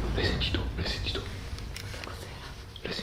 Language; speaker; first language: Italian; native; Italian